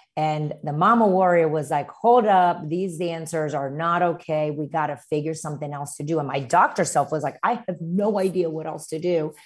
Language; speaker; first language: English; early bilingual, other home language; Romanian